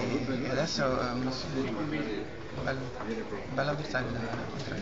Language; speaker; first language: Italian; native; Italian